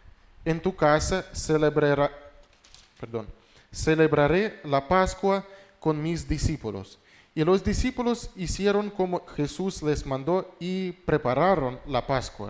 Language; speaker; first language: Spanish; non-native, fluent; Russian